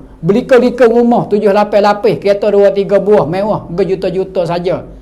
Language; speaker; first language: Malay; native; Malay